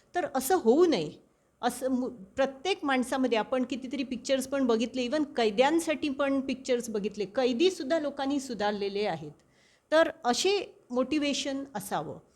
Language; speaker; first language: Marathi; non-native, local second language; Konkani